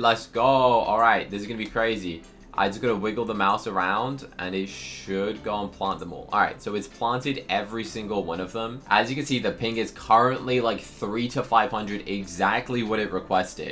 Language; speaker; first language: English; native; English